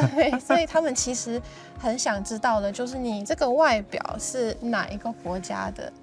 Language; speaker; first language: Chinese; early bilingual, other home language; Russian